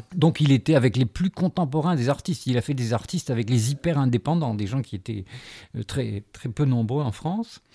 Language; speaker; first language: French; native; French